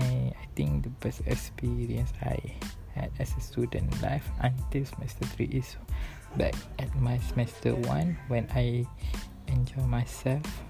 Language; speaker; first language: English; non-native, learner; Malay